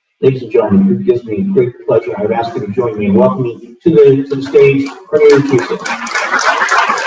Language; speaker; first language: English; native; English